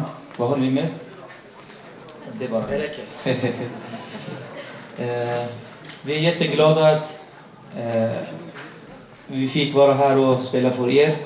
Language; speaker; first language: Swedish; non-native, learner; Persian